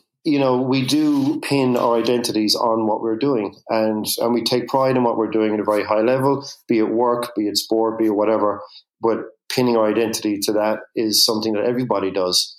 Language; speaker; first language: English; native; English